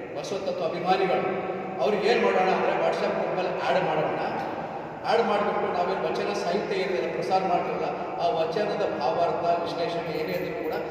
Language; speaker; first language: Kannada; native; Kannada